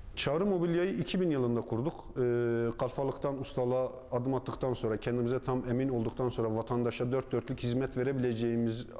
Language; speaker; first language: Turkish; native; Turkish